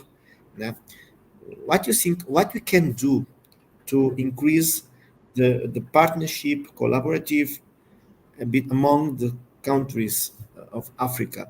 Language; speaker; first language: English; non-native, learner; Portuguese